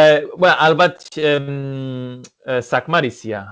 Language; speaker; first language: Georgian; non-native, learner; English